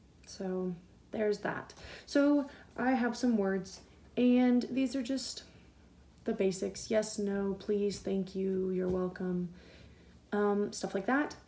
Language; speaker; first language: English; native; English